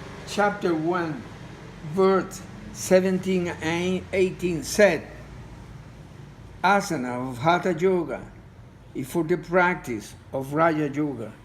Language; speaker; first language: English; non-native, fluent; Spanish